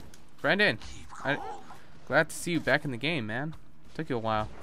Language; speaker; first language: English; native; English